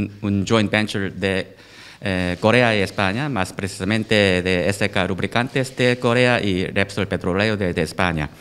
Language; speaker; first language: Spanish; non-native, learner; Korean